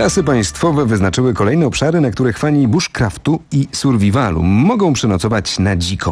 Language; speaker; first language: Polish; native; Polish